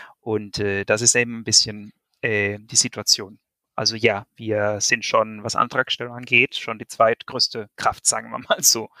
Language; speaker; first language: German; non-native, fluent; Spanish